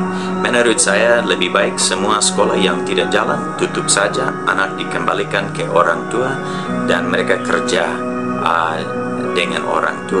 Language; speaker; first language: Indonesian; non-native, fluent; English